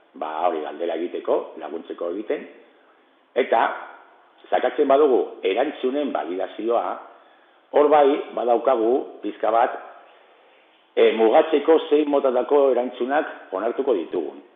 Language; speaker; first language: Basque; non-native, local second language; Spanish